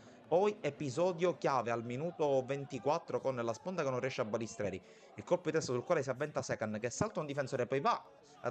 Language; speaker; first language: Italian; native; Italian